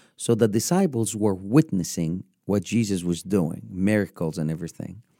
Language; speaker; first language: English; non-native, fluent; Arabic